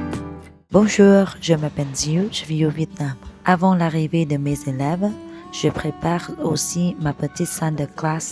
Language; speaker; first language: French; non-native, fluent; Vietnamese